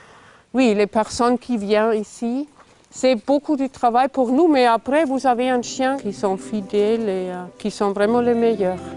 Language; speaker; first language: French; non-native, fluent; German